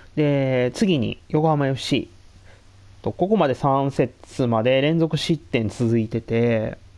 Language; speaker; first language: Japanese; native; Japanese